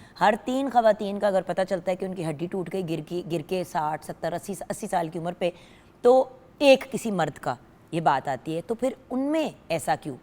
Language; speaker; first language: Urdu; native; Urdu